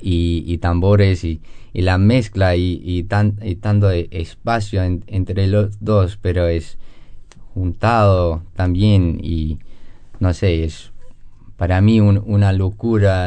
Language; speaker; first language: Spanish; non-native, learner; English